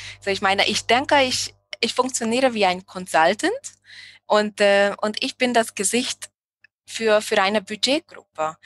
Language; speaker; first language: German; non-native, fluent; Hungarian